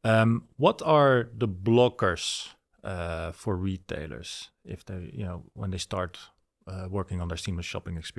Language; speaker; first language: English; non-native, fluent; Dutch